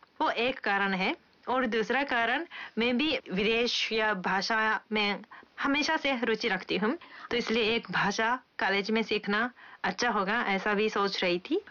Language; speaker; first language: Hindi; non-native, fluent; Japanese